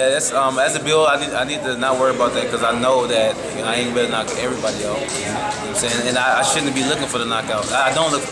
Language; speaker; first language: English; native; English